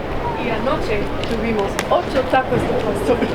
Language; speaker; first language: Spanish; non-native, learner; English